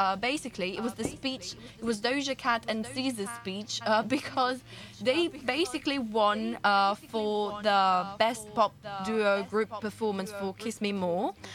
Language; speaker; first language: English; non-native, fluent; Italian